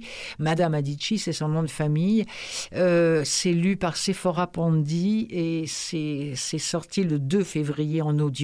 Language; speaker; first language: French; native; French